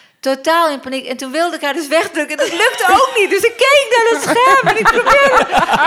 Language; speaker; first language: Dutch; early bilingual, other home language; Turkish